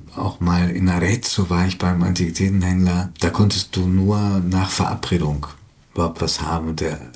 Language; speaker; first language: German; native; German